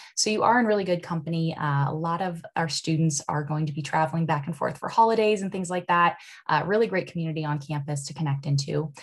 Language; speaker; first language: English; native; English